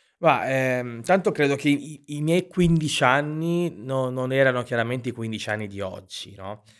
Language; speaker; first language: Italian; native; Italian